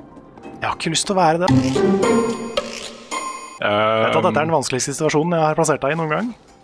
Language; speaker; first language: Norwegian; native; Norwegian